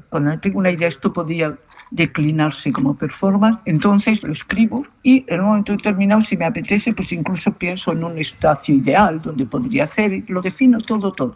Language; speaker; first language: Spanish; native; Spanish